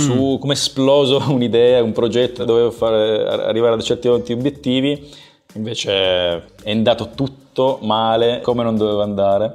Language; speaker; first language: Italian; native; Italian